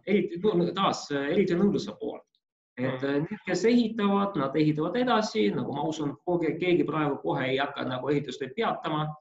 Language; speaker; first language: Estonian; non-native, local second language; Russian